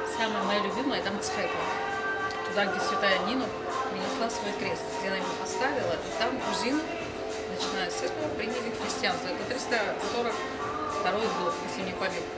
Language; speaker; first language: Russian; non-native, local second language; Georgian